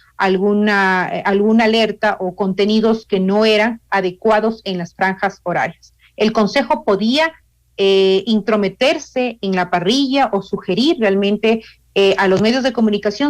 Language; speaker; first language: Spanish; native; Spanish